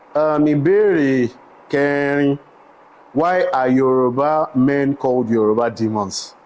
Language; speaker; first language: English; non-native, local second language; Yoruba